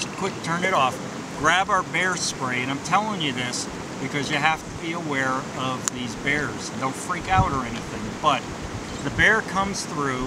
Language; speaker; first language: English; native; English